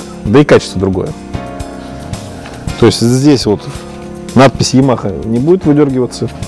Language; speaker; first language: Russian; native; Russian